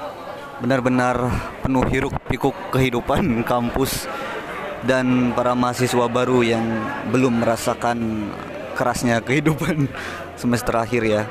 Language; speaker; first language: Indonesian; native; Indonesian